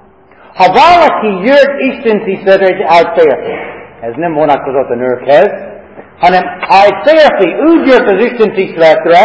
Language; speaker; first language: Hungarian; non-native, fluent; English